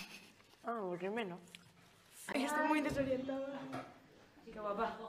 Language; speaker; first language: Spanish; native; Spanish